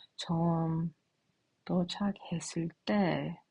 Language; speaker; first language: Korean; non-native, learner; English